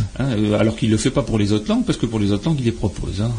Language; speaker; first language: French; native; French